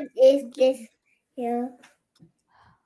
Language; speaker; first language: English; non-native, learner; Korean